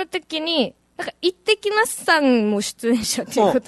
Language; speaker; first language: Japanese; native; Japanese